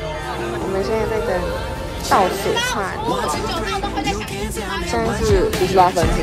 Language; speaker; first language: Chinese; native; Chinese